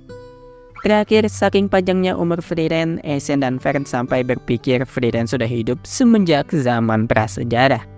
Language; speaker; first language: Indonesian; native; Indonesian